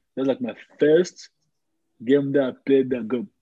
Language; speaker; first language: English; early bilingual, other home language; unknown